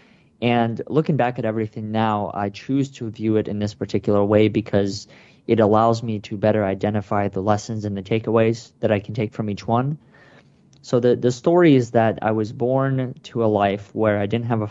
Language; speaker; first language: English; early bilingual, other home language; Russian